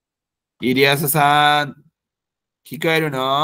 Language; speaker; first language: Japanese; non-native, fluent; Bangla